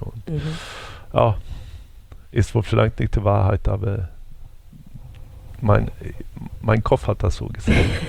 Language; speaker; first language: German; non-native, fluent; Swedish